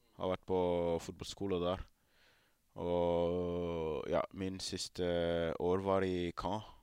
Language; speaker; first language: Norwegian; non-native, fluent; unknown